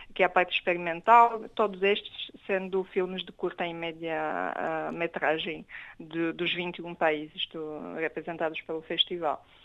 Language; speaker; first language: Portuguese; non-native, fluent; Romanian